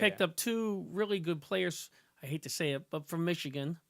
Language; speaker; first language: English; native; English